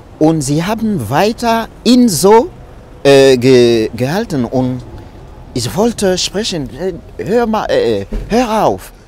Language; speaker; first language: German; non-native, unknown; French